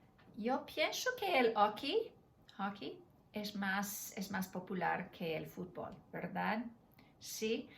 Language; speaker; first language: Spanish; non-native, fluent; English